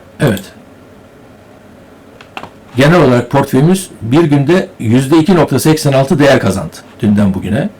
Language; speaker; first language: Turkish; native; Turkish